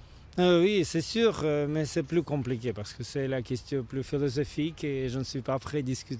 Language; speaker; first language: French; non-native, learner; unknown